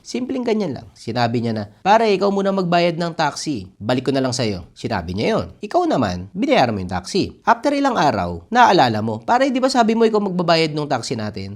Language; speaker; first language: Filipino; native; Filipino